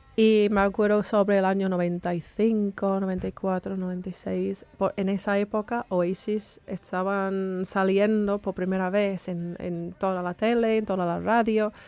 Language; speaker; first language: Spanish; non-native, fluent; English